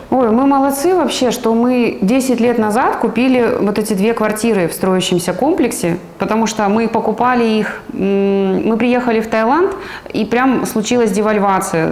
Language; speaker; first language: Russian; native; Russian